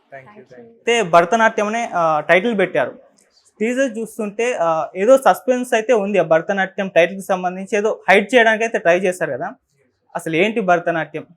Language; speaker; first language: Telugu; native; Telugu